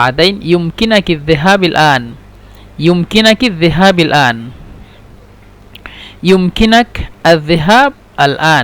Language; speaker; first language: Arabic; non-native, fluent; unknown